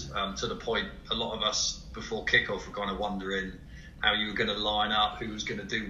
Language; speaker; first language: English; native; English